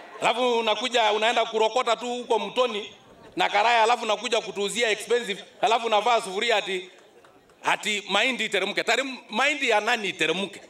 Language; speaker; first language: Swahili; non-native, local second language; Masai